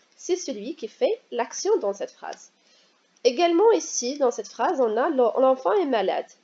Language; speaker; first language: French; non-native, local second language; Arabic